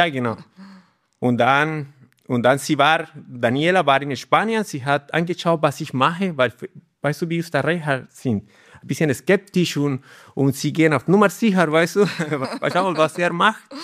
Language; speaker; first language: German; non-native, learner; Spanish